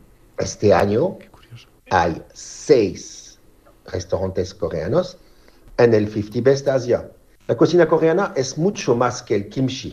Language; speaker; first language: Spanish; non-native, fluent; French